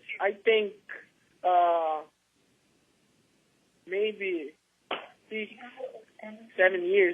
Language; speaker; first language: English; non-native, learner; Portuguese